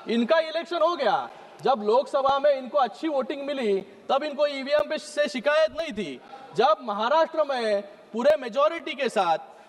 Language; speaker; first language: Hindi; non-native, local second language; Marathi